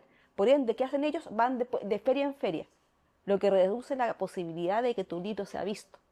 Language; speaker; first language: Spanish; native; Spanish